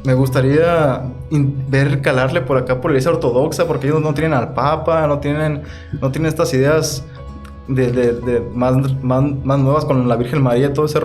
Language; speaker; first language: Spanish; native; Spanish